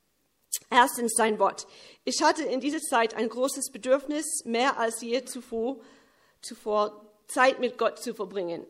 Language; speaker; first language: German; early bilingual, heritage; English